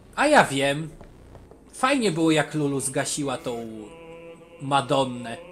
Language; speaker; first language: Polish; native; Polish